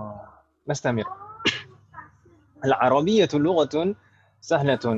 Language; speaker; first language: Arabic; non-native, fluent; Indonesian